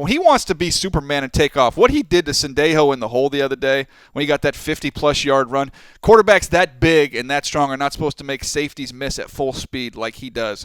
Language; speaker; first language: English; native; English